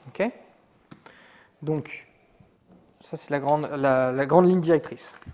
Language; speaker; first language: French; native; French